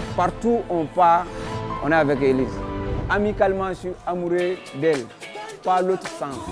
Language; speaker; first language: French; non-native, local second language; Bambara